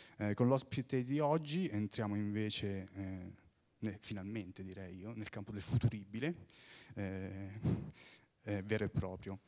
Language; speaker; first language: Italian; native; Italian